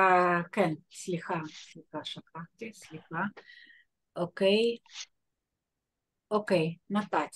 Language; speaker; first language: Hebrew; non-native, fluent; Russian